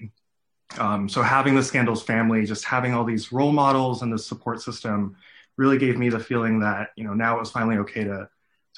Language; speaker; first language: English; non-native, local second language; Cantonese